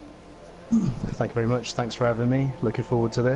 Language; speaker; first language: English; native; English